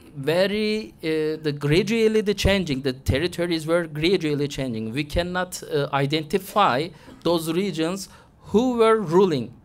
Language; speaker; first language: English; non-native, fluent; Turkish